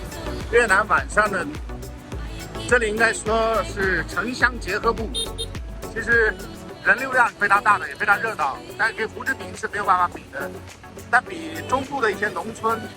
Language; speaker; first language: Chinese; native; Chinese